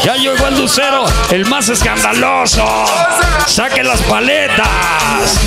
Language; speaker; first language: Spanish; native; Spanish